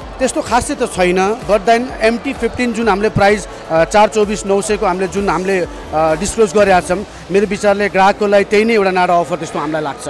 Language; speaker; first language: Nepali; native; Nepali